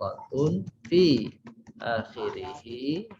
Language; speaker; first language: Arabic; non-native, fluent; Indonesian